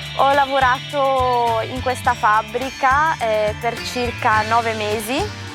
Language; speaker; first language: Italian; early bilingual, other home language; Punjabi